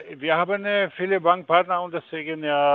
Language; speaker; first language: German; non-native, fluent; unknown